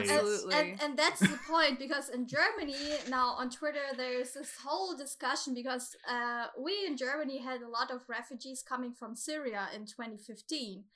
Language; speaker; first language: English; non-native, fluent; German